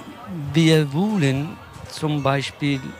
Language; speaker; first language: German; non-native, learner; Kurdish